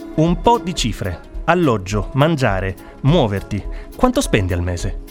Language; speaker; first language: Italian; native; Italian